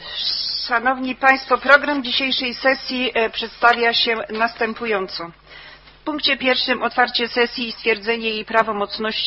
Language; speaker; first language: Polish; native; Polish